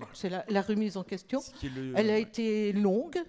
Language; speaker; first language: French; native; French